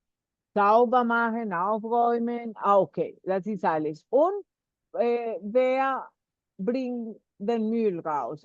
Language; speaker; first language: German; non-native, fluent; Spanish